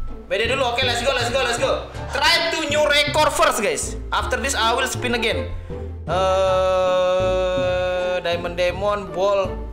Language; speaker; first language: English; non-native, learner; Indonesian